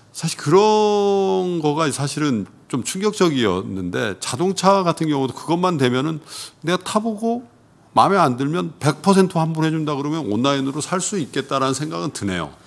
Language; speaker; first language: Korean; native; Korean